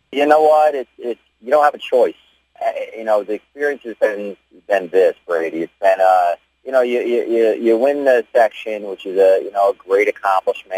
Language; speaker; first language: English; native; English